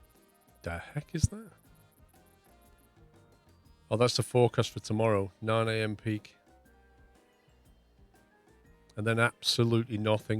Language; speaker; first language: English; native; English